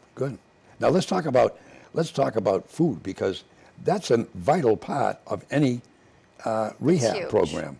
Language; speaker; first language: English; native; English